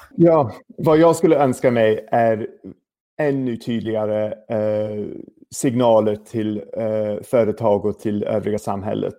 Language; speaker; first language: Swedish; non-native, fluent; English